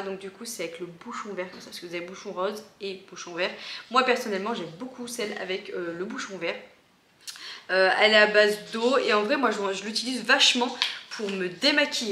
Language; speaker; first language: French; native; French